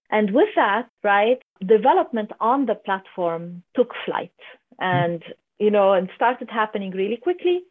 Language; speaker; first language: English; non-native, fluent; Arabic